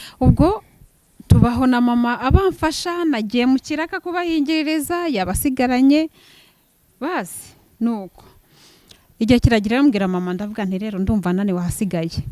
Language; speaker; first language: Kinyarwanda; native; Kinyarwanda